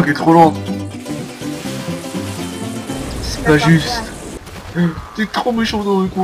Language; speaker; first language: French; native; French